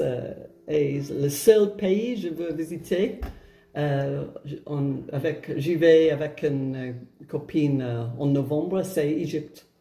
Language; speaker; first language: French; non-native, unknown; English